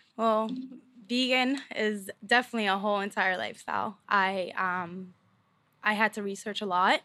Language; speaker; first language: English; early bilingual, other home language; Spanish